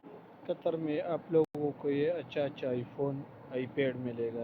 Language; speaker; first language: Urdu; non-native, local second language; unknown